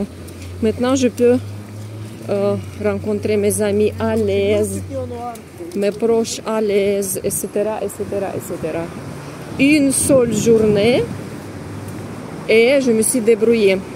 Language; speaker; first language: French; non-native, fluent; Russian